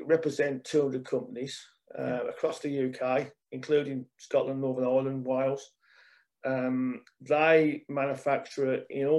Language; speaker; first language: English; native; English